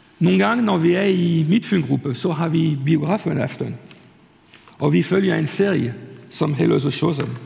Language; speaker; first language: Danish; non-native, fluent; French